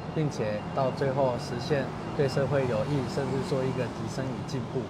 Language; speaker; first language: Chinese; native; Chinese